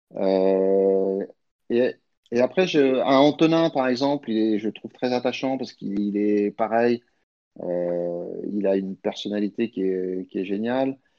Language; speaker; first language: French; early bilingual, other home language; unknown